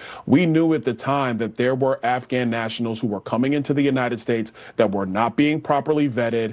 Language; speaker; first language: English; native; English